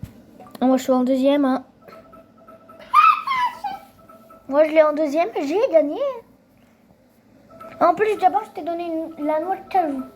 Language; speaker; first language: French; native; French